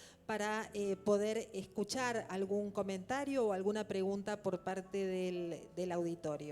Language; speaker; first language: Spanish; native; Spanish